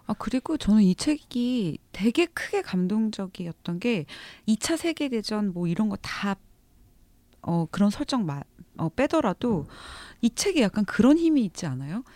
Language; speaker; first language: Korean; native; Korean